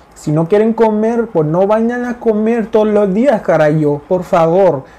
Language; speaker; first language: Spanish; non-native, fluent; Hindi